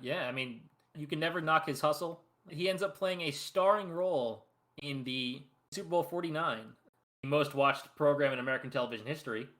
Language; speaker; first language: English; native; English